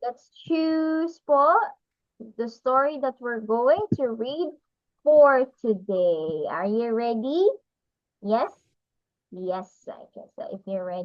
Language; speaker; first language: English; non-native, local second language; Filipino